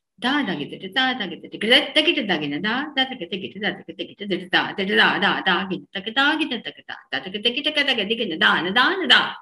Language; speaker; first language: Hindi; native; Hindi